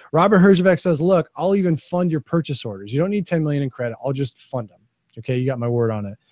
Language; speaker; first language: English; native; English